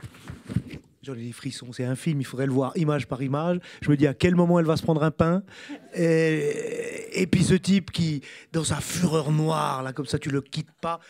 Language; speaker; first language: French; native; French